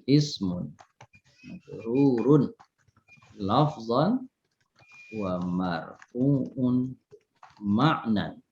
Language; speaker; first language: Arabic; non-native, fluent; Indonesian